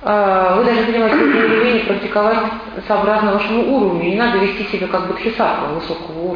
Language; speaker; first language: Russian; native; Russian